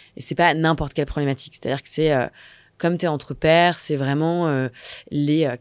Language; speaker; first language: French; native; French